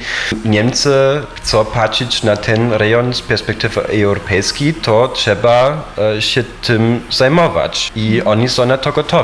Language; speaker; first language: Polish; non-native, fluent; German